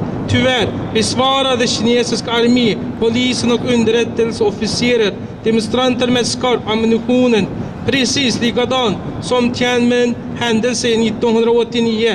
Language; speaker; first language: Swedish; non-native, fluent; Uyghur